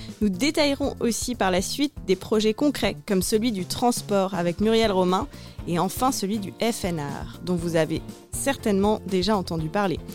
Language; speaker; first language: French; native; French